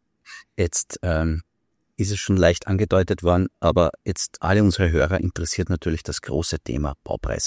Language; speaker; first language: German; native; German